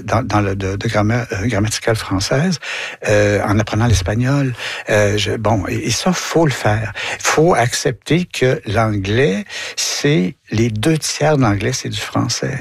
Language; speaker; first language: French; native; French